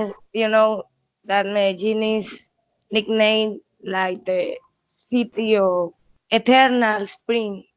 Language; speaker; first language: English; non-native, learner; Spanish